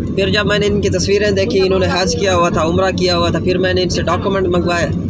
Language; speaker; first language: Urdu; non-native, local second language; Saraiki